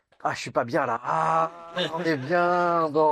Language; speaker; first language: French; native; French